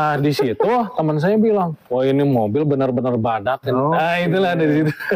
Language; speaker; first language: Indonesian; native; Indonesian